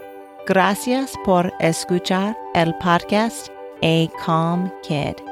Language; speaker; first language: Spanish; non-native, learner; English